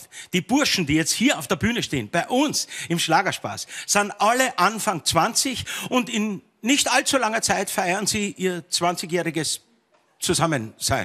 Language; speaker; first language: German; native; German